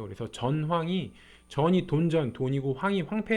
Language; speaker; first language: Korean; native; Korean